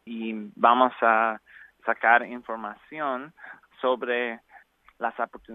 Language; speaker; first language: Spanish; non-native, learner; English